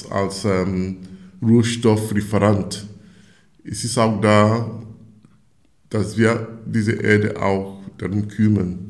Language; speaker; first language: German; non-native, fluent; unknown